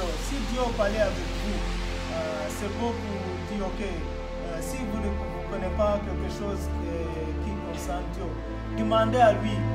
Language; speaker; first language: French; non-native, learner; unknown